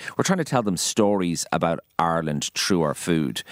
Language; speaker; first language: English; native; English